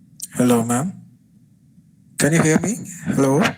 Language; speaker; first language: English; non-native, learner; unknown